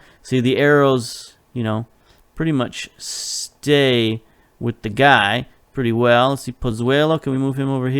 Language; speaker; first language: English; native; English